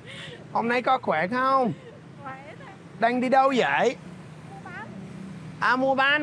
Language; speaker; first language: Vietnamese; non-native, fluent; English